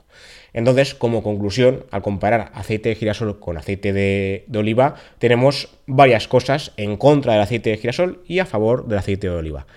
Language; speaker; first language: Spanish; native; Spanish